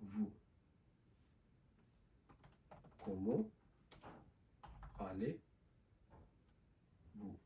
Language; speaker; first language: French; non-native, learner; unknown